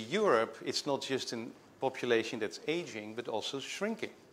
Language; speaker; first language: English; non-native, fluent; Dutch